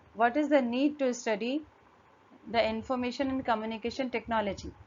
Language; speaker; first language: English; non-native, local second language; Hindi